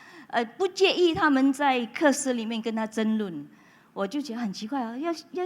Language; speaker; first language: Chinese; non-native, local second language; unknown